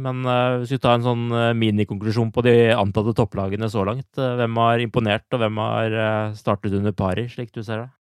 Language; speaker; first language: Norwegian; native; Norwegian